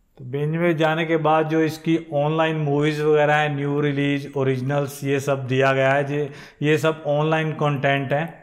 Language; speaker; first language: Hindi; non-native, local second language; Punjabi